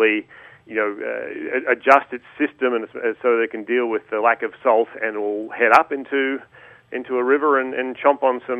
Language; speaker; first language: English; native; English